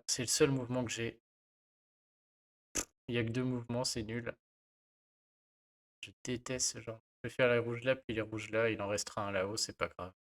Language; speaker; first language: French; native; French